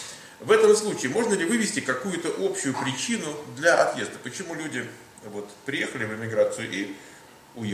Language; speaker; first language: Russian; native; Russian